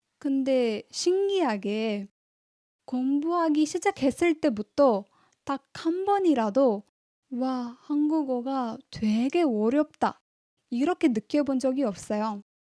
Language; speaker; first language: Korean; non-native, fluent; Tamil